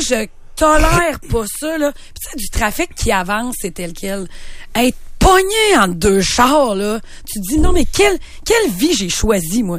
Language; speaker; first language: French; native; French